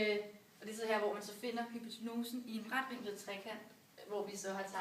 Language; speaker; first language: Danish; native; Danish